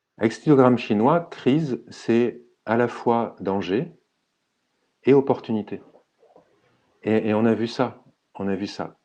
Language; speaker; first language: French; native; French